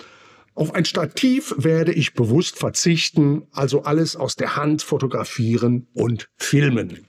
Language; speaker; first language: German; native; German